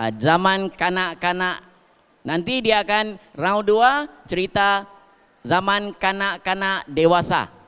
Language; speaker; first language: Malay; non-native, local second language; Min Nan Chinese